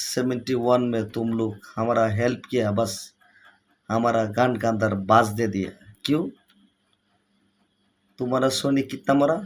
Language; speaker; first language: Hindi; non-native, learner; Bangla